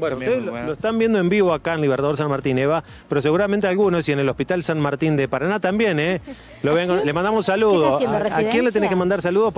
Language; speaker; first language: Spanish; native; Spanish